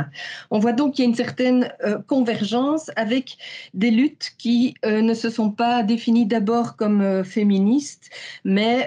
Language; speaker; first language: French; native; French